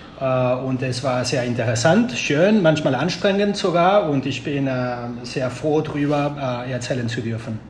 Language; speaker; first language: German; non-native, fluent; Spanish